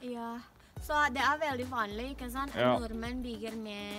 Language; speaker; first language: Norwegian; non-native, learner; Indonesian